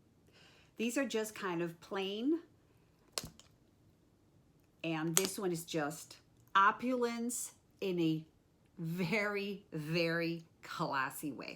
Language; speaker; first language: English; native; English